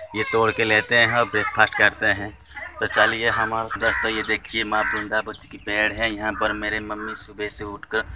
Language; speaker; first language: Hindi; non-native, local second language; Odia